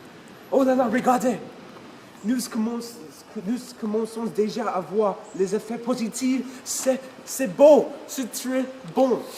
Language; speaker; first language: French; non-native, learner; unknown